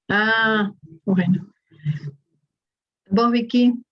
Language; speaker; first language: Spanish; native; Spanish